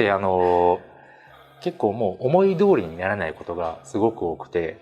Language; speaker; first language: Japanese; native; Japanese